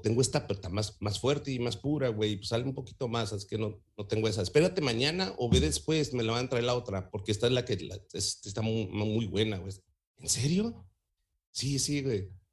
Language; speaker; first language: Spanish; early bilingual, heritage; Spanish